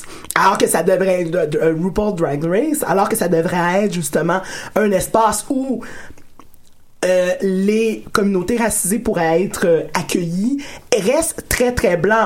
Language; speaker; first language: French; native; French